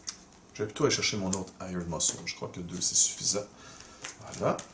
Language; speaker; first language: French; native; French